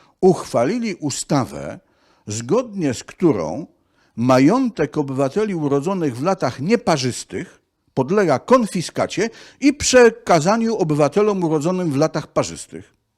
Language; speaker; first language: Polish; native; Polish